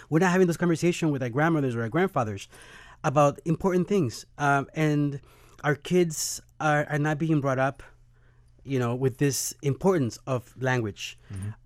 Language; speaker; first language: English; early bilingual, other home language; Spanish